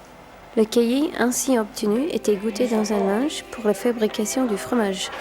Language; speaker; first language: French; native; French